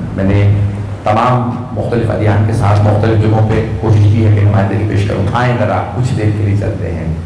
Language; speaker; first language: Urdu; early bilingual, heritage; Urdu